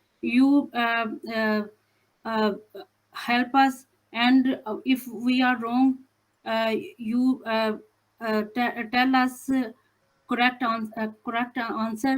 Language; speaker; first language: English; non-native, learner; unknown